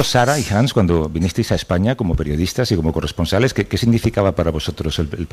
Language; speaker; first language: Spanish; native; Spanish